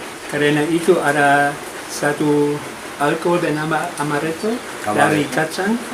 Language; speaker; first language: Indonesian; non-native, learner; German